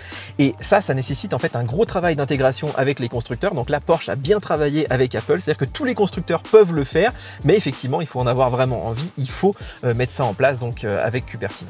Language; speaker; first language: French; native; French